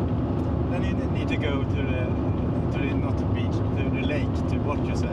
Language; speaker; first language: English; non-native, fluent; Swedish